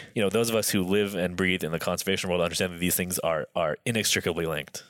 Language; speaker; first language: English; native; English